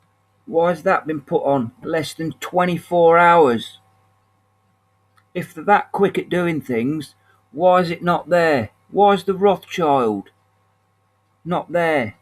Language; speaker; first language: English; native; English